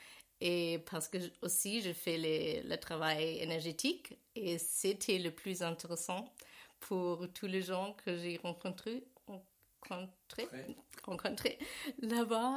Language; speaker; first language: French; non-native, learner; German